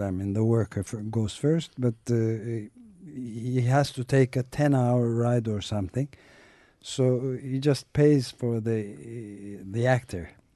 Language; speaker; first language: English; non-native, fluent; Turkish